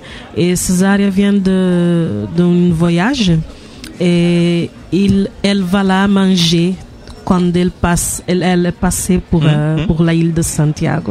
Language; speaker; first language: French; non-native, learner; Portuguese